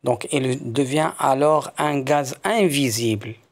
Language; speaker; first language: French; non-native, local second language; Arabic